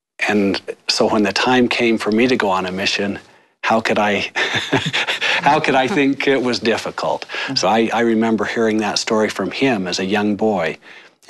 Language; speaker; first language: English; native; English